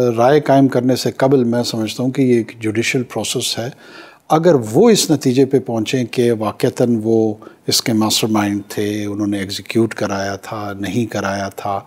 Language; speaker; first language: Urdu; non-native, local second language; Pashto